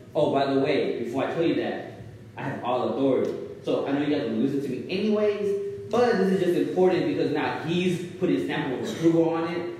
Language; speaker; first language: English; early bilingual, other home language; Shona